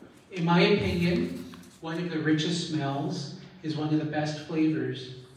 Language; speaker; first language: English; early bilingual, other home language; Spanish